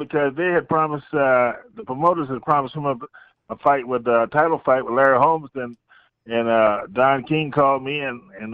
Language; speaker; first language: English; native; English